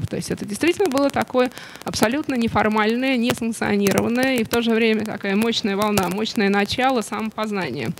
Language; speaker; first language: Russian; native; Russian